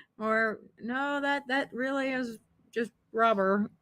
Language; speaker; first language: English; native; English